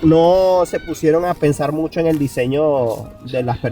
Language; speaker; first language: Spanish; native; Spanish